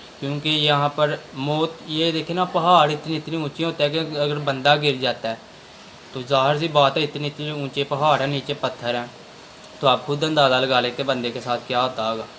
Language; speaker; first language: Urdu; non-native, local second language; Punjabi